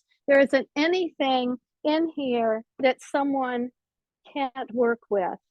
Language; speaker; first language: English; native; English